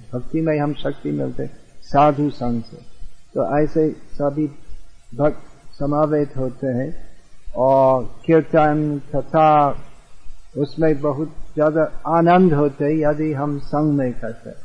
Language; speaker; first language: Hindi; non-native, fluent; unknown